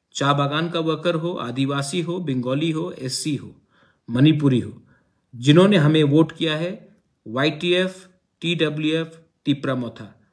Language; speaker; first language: Hindi; non-native, local second language; Kok Borok